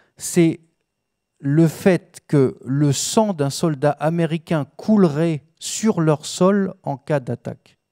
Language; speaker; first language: French; native; French